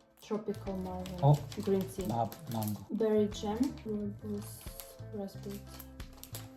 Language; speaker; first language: English; non-native, learner; Ukrainian